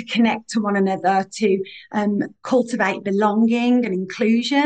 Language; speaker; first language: English; native; English